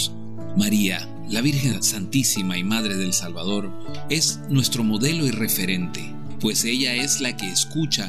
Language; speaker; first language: Spanish; native; Spanish